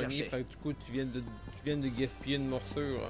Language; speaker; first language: French; native; French